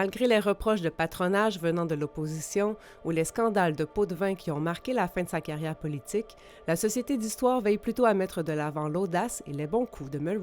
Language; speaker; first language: French; native; French